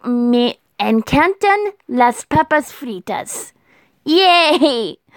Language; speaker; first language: Spanish; non-native, learner; English